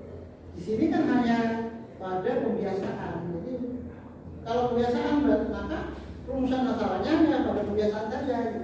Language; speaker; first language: Indonesian; native; Indonesian